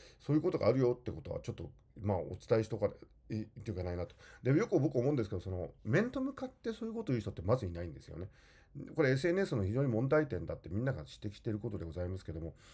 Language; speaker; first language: Japanese; native; Japanese